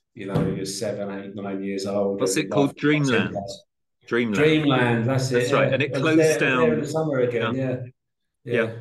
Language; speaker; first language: English; native; English